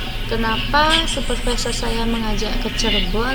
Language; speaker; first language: Indonesian; non-native, local second language; Javanese